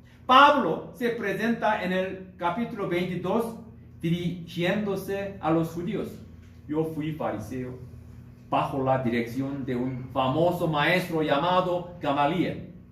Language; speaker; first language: Spanish; non-native, learner; Korean